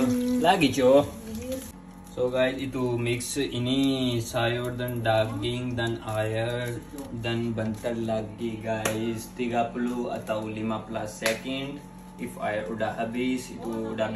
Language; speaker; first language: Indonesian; non-native, learner; Urdu